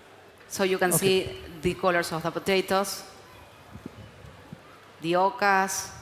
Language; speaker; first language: English; non-native, learner; Spanish